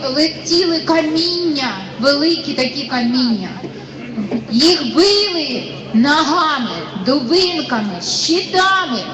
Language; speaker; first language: Ukrainian; non-native, local second language; Russian